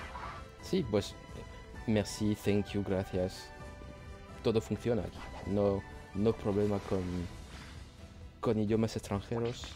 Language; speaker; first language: Spanish; non-native, learner; French